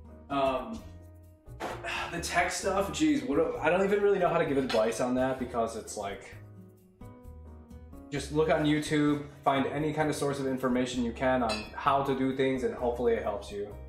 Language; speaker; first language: English; native; English